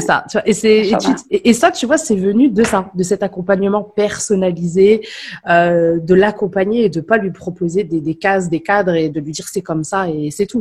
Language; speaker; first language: French; native; French